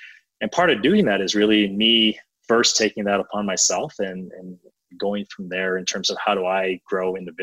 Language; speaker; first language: English; native; English